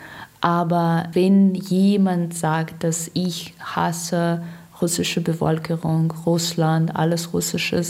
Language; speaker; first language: German; non-native, learner; Russian